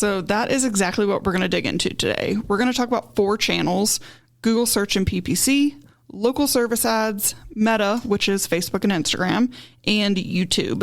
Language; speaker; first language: English; native; English